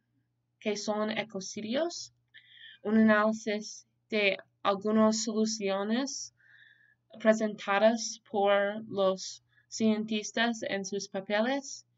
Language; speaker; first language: Spanish; non-native, learner; English